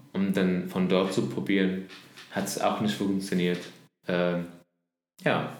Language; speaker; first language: German; non-native, learner; Arabic